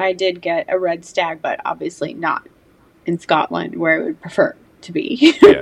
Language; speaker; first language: English; native; English